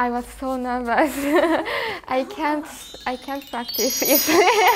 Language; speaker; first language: English; non-native, learner; Japanese